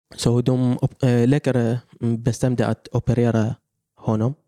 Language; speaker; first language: Swedish; non-native, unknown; Arabic